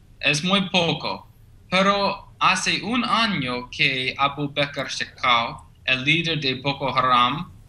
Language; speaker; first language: Spanish; non-native, learner; English